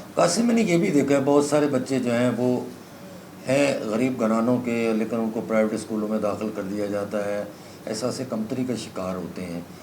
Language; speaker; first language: Urdu; native; Urdu